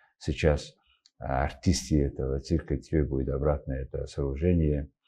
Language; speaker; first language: Russian; non-native, fluent; Mongolian